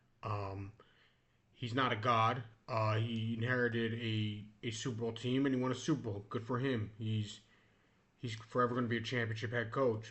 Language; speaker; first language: English; native; English